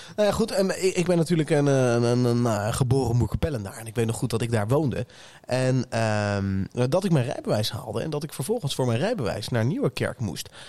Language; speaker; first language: Dutch; native; Dutch